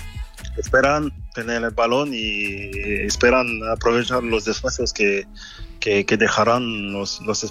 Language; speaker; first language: Spanish; non-native, fluent; French